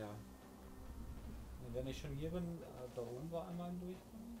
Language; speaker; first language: German; native; German